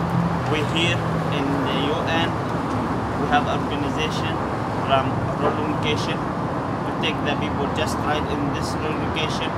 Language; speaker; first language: English; non-native, learner; Arabic